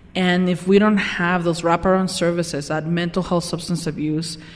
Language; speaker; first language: English; non-native, fluent; Spanish